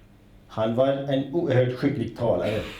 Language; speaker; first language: Swedish; non-native, fluent; Kurdish